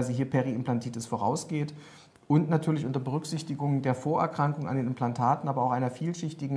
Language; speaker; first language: German; native; German